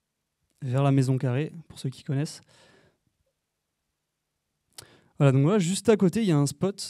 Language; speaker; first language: French; native; French